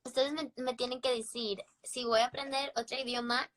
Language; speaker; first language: Spanish; early bilingual, other home language; English